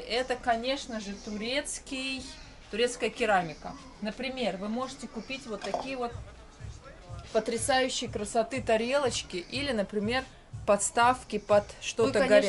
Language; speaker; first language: Russian; native; Russian